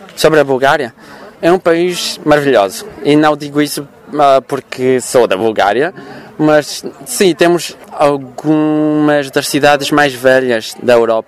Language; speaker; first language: Portuguese; non-native, fluent; Bulgarian